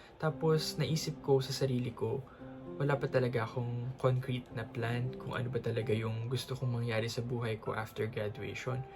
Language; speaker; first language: Filipino; native; Filipino